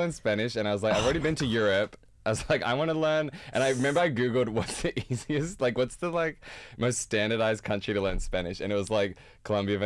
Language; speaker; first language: English; native; English